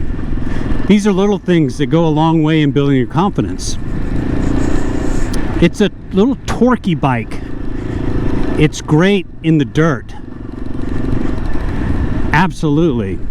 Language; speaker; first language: English; native; English